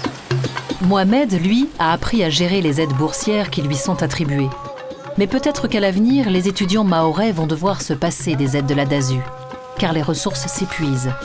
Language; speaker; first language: French; native; French